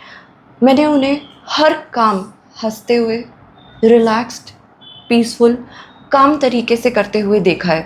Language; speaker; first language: Hindi; native; Hindi